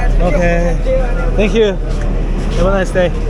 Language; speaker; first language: English; non-native, learner; Korean